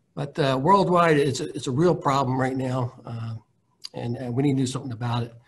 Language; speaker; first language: English; native; English